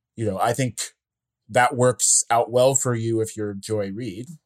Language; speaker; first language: English; native; English